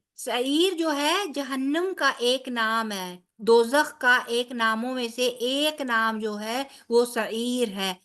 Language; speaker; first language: Urdu; non-native, local second language; Punjabi